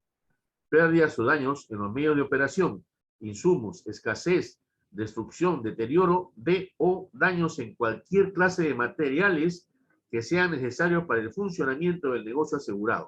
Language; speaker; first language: Spanish; native; Spanish